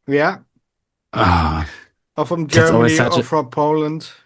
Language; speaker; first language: English; non-native, fluent; Dutch